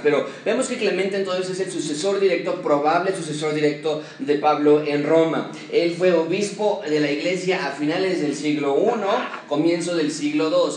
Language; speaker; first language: Spanish; native; Spanish